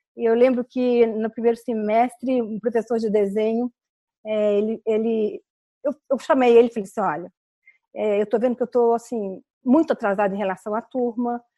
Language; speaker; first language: Portuguese; native; Portuguese